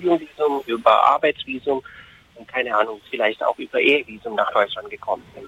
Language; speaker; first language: German; non-native, fluent; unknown